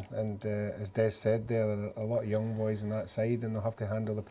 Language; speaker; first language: English; native; English